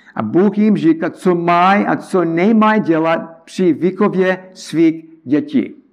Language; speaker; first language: Czech; non-native, learner; English